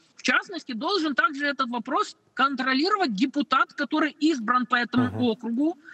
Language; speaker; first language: Russian; native; Russian